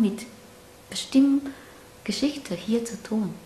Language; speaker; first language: German; non-native, learner; Cantonese